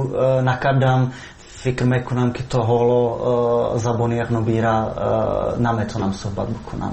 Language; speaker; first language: Tajik; non-native, fluent; Czech